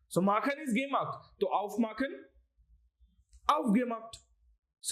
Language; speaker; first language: German; non-native, learner; Gujarati